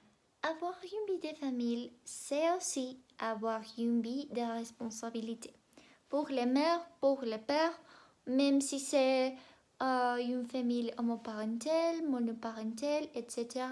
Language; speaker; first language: French; non-native, learner; Spanish